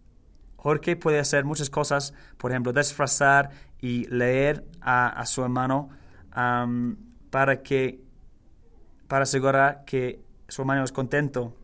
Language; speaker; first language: Spanish; non-native, learner; English